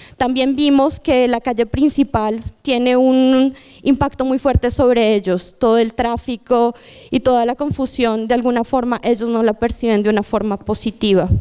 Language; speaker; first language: Spanish; native; Spanish